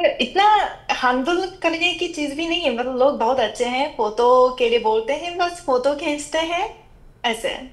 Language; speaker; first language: Hindi; non-native, fluent; Japanese